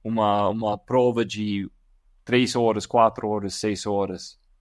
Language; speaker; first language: Portuguese; non-native, fluent; English